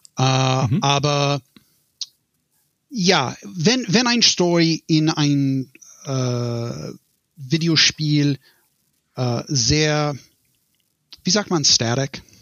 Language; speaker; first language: German; non-native, learner; English